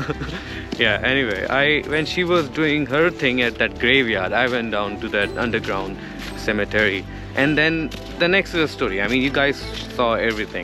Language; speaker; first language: English; non-native, fluent; Hindi